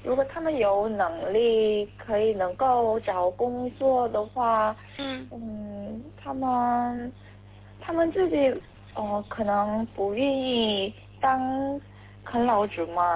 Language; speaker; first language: Chinese; non-native, learner; Korean